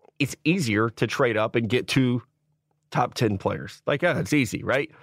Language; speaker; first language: English; native; English